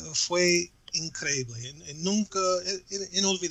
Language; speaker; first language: Spanish; non-native, fluent; English